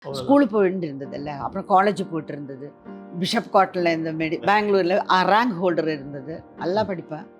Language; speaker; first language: Tamil; non-native, learner; Malayalam